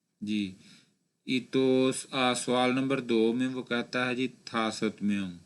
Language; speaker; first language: Urdu; non-native, local second language; Punjabi